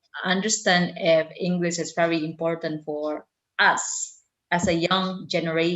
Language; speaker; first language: English; non-native, fluent; Indonesian